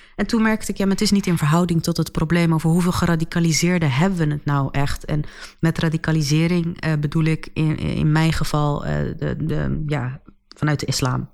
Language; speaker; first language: Dutch; early bilingual, other home language; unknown